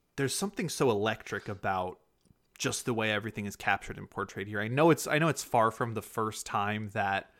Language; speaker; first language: English; early bilingual, other home language; German